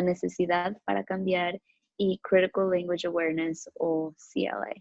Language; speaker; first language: Spanish; early bilingual, other home language; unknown